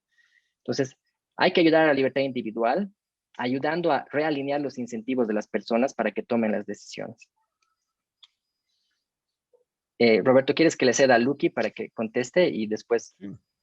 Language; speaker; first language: Spanish; native; Spanish